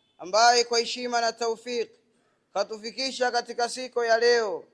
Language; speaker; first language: Swahili; non-native, local second language; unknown